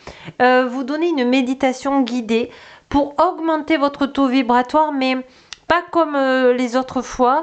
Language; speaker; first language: French; native; French